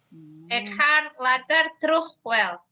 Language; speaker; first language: Dutch; non-native, learner; Indonesian